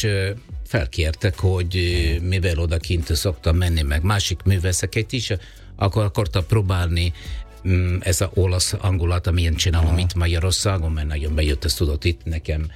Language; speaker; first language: Hungarian; non-native, learner; Italian